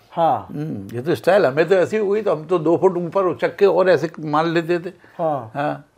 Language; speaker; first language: Hindi; native; Hindi